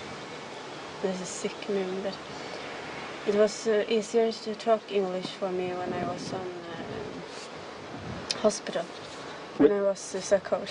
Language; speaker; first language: English; non-native, learner; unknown